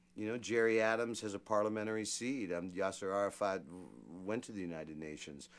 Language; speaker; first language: English; native; English